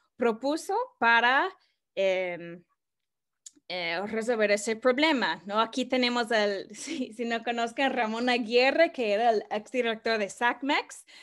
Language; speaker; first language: Spanish; non-native, fluent; English